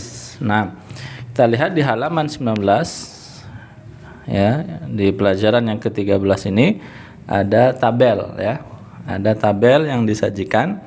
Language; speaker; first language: Indonesian; native; Indonesian